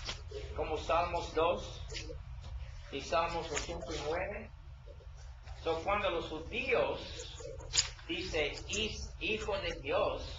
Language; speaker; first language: Spanish; non-native, learner; English